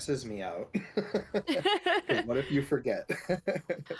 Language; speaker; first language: English; native; English